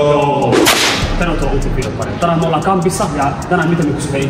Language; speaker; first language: Finnish; early bilingual, other home language; Arabic